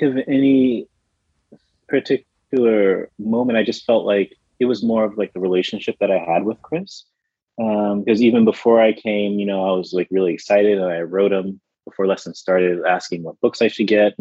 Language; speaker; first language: English; native; English